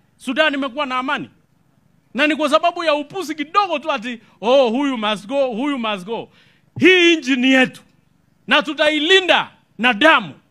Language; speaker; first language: Swahili; non-native, local second language; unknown